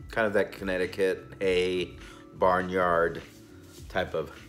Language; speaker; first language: English; native; English